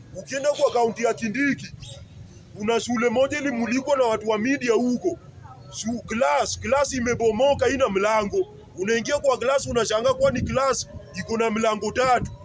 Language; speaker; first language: Swahili; native; Swahili